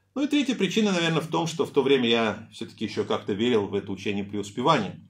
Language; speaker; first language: Russian; native; Russian